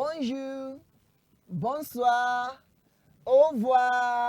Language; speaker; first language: French; non-native, learner; Yoruba